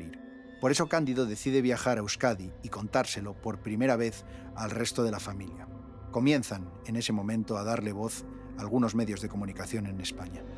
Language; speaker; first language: Spanish; native; Spanish